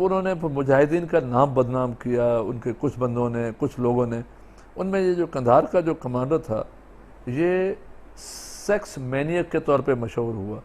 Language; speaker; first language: Urdu; non-native, local second language; Sindhi